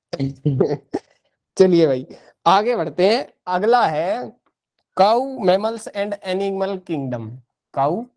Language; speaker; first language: Hindi; native; Hindi